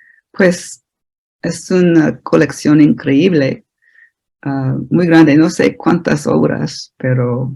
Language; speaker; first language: Spanish; non-native, fluent; English